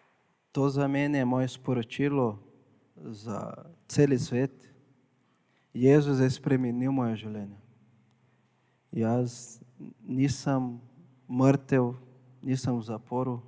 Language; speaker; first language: Slovenian; non-native, fluent; Portuguese